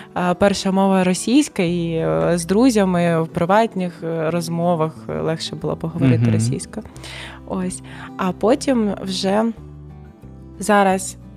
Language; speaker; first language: Ukrainian; non-native, local second language; Russian